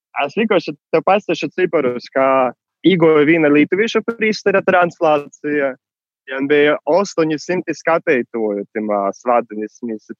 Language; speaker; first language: Latvian; non-native, fluent; Russian